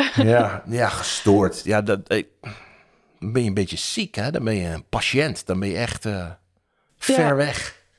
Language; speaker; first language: Dutch; non-native, fluent; English